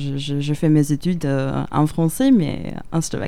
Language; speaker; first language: French; non-native, fluent; Slovak